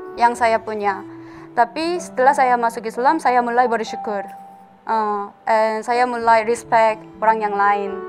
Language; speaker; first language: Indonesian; non-native, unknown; Korean